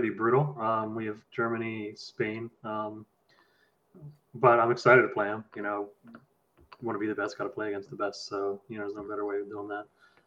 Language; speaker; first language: English; native; English